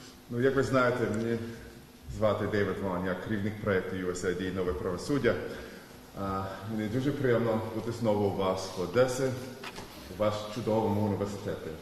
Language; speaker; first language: Ukrainian; non-native, learner; English